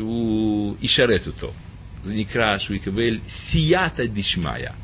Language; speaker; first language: Hebrew; native; Hebrew